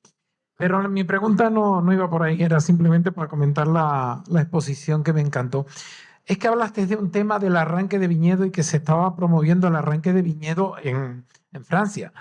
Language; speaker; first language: Spanish; native; Spanish